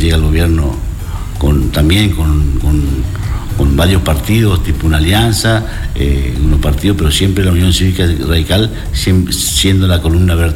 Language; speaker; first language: Spanish; native; Spanish